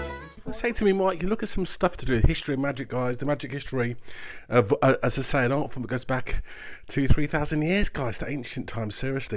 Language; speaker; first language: English; native; English